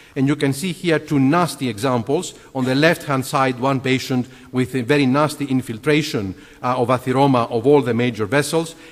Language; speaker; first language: English; non-native, fluent; Greek